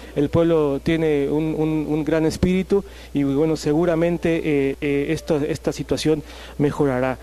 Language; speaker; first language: Spanish; native; Spanish